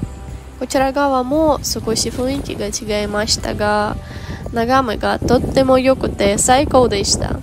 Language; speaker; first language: Japanese; non-native, fluent; Ukrainian